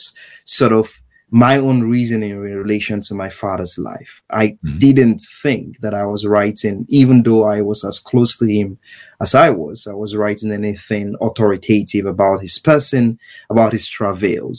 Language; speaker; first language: English; non-native, local second language; Igbo